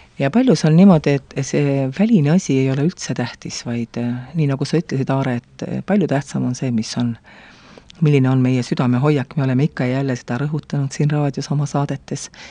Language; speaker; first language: Estonian; native; Estonian